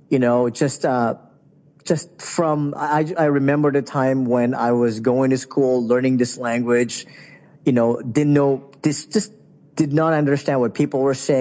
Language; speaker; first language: English; non-native, local second language; Filipino